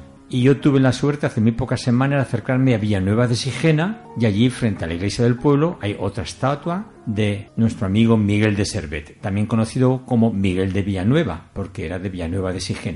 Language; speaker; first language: Spanish; native; Spanish